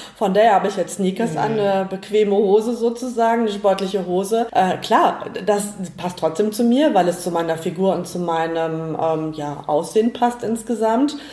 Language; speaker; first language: German; native; German